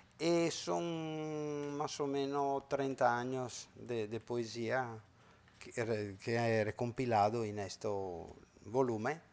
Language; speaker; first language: Spanish; non-native, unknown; Italian